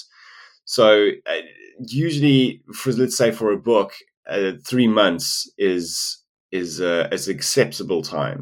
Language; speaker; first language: English; non-native, local second language; Afrikaans